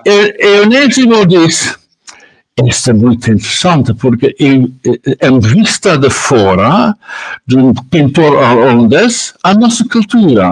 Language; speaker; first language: Portuguese; non-native, learner; Dutch